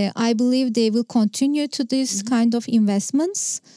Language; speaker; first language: English; non-native, fluent; Turkish